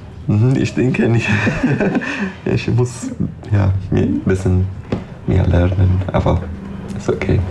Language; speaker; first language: German; non-native, learner; Persian